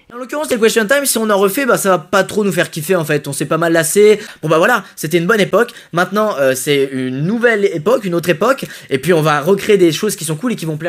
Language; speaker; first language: French; native; French